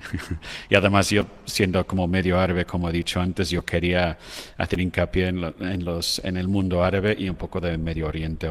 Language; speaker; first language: Spanish; non-native, fluent; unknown